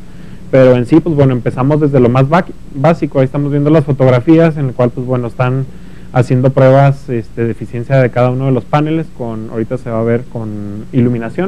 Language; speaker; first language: Spanish; native; Spanish